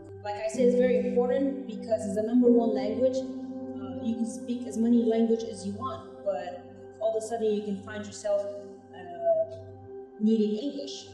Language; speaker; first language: English; non-native, fluent; Central Kurdish